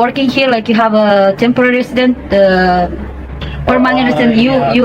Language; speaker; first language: English; non-native, fluent; Indonesian